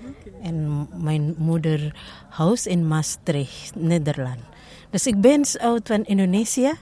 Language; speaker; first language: Dutch; non-native, learner; Indonesian